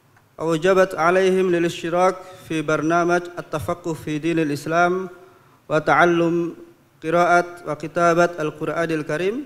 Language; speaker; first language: Arabic; non-native, fluent; Indonesian